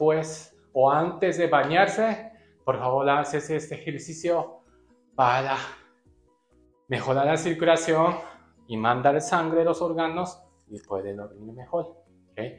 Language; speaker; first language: Spanish; non-native, learner; Japanese